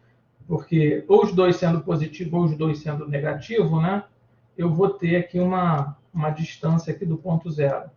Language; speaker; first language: Portuguese; native; Portuguese